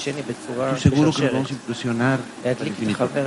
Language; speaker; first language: Spanish; native; Spanish